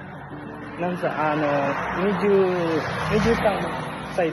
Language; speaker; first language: Japanese; non-native, learner; Filipino